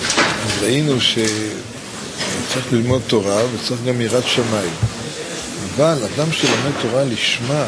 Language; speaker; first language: Hebrew; native; Hebrew